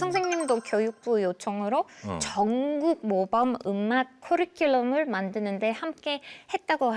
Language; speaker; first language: Korean; non-native, fluent; English